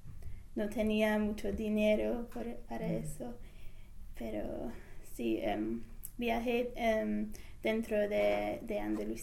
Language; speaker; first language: Spanish; non-native, fluent; English